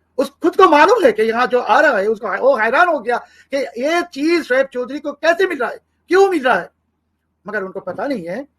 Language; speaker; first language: Hindi; non-native, fluent; Bangla